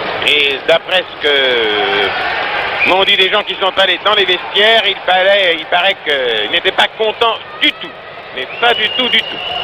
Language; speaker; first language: French; native; French